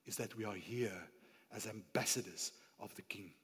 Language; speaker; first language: English; non-native, local second language; Afrikaans